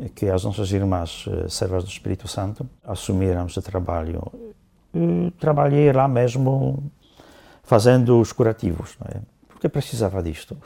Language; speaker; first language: Portuguese; non-native, fluent; Polish